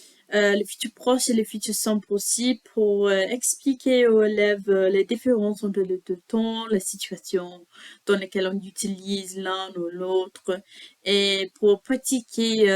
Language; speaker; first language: French; non-native, learner; English